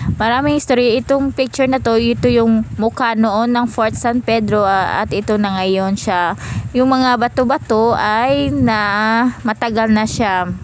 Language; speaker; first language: Filipino; non-native, local second language; Cebuano